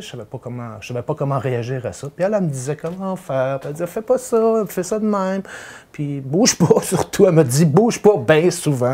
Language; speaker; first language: French; native; French